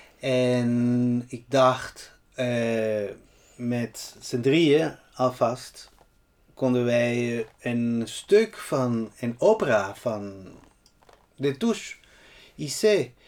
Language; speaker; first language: Dutch; non-native, fluent; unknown